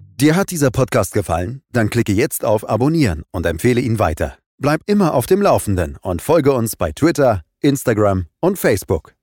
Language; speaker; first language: German; native; German